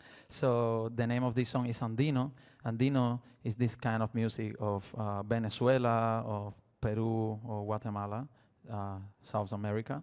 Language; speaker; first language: English; non-native, learner; Spanish